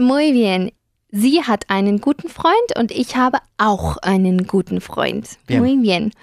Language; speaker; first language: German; non-native, fluent; Spanish